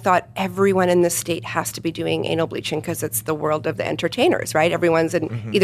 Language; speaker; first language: English; non-native, fluent; Ukrainian